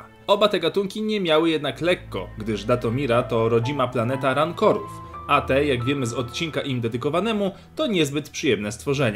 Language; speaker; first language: Polish; native; Polish